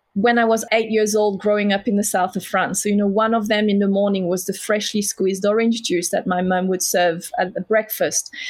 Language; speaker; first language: English; non-native, fluent; French